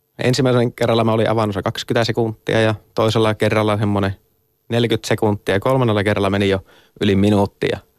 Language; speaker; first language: Finnish; native; Finnish